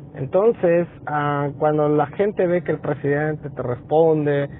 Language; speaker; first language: Spanish; native; Spanish